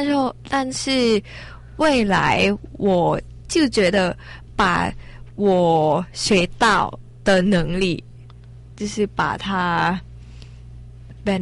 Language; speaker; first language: Chinese; non-native, learner; Thai